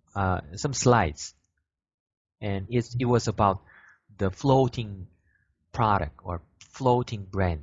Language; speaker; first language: English; non-native, fluent; Korean